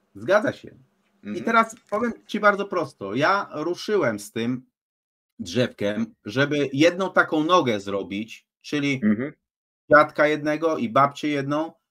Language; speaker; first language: Polish; native; Polish